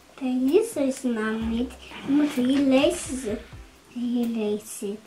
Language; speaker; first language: Dutch; early bilingual, other home language; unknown